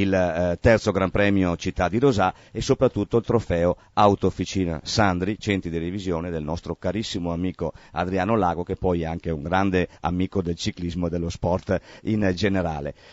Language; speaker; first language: Italian; native; Italian